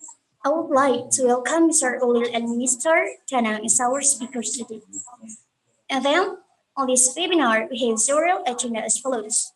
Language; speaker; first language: English; non-native, learner; Indonesian